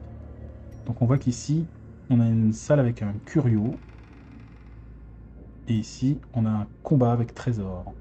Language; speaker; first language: French; native; French